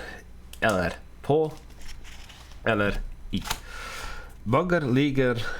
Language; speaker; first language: Swedish; non-native, learner; Dutch